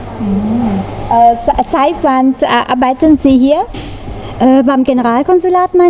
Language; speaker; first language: German; non-native, learner; Thai